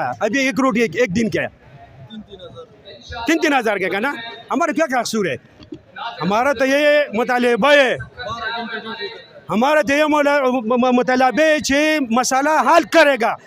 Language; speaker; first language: Hindi; non-native, local second language; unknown